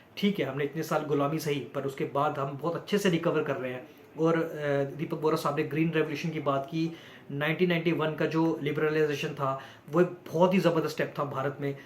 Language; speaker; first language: Hindi; native; Hindi